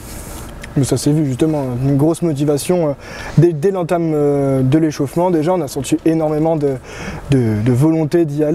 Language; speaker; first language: French; native; French